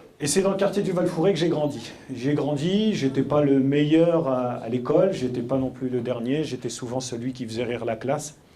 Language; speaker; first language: French; early bilingual, other home language; Arabic